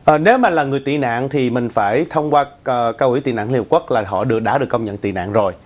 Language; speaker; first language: Vietnamese; early bilingual, other home language; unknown